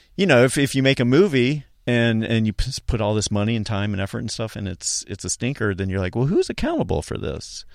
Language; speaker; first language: English; native; English